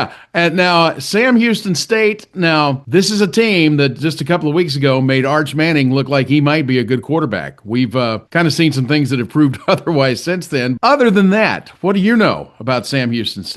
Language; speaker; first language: English; native; English